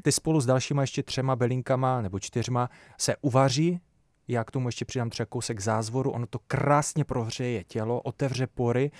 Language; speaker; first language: Czech; early bilingual, other home language; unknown